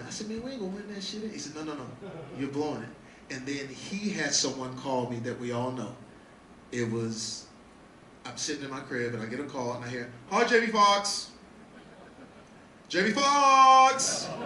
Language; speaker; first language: English; native; English